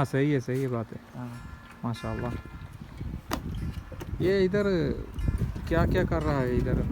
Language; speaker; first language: Hindi; non-native, local second language; Malayalam